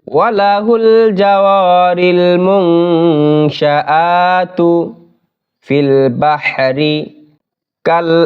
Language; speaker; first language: Bangla; native; Bangla